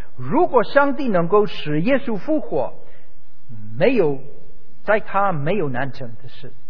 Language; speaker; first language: Chinese; non-native, fluent; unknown